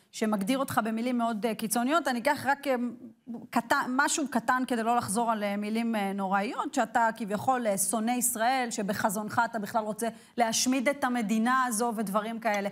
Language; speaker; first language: Hebrew; native; Hebrew